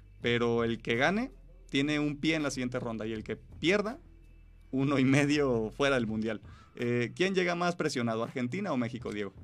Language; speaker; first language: Spanish; native; Spanish